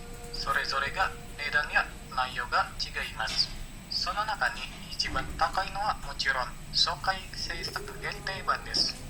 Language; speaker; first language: Japanese; non-native, learner; Indonesian